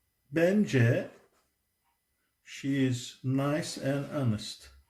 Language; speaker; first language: English; non-native, fluent; Turkish